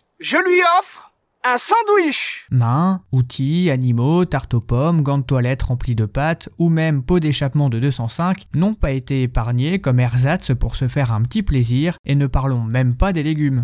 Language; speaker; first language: French; native; French